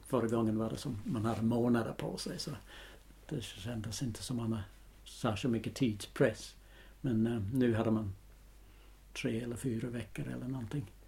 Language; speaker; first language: Swedish; non-native, fluent; English